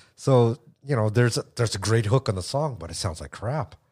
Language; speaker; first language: English; native; English